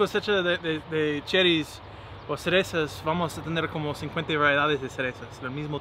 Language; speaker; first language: Spanish; non-native, learner; English